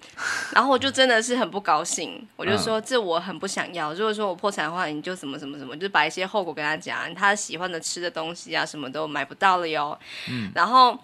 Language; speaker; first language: Chinese; native; Chinese